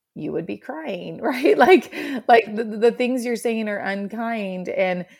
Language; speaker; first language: English; native; English